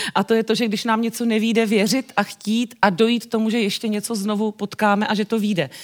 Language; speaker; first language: Czech; native; Czech